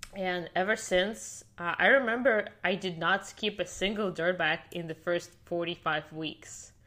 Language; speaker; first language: English; non-native, fluent; Russian